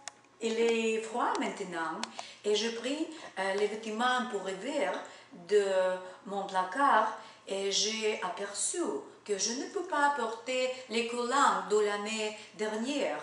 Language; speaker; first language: French; non-native, learner; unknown